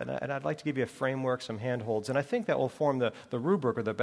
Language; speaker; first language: English; native; English